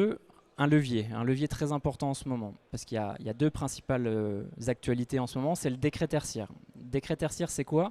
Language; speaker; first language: French; native; French